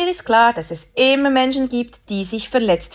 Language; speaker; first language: German; native; German